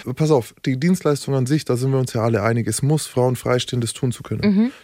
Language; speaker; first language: German; native; German